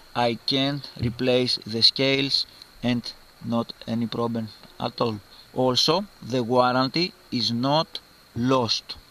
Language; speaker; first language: English; non-native, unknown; Greek